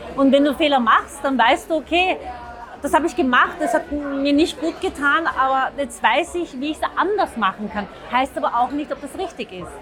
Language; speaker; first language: German; early bilingual, other home language; Zaza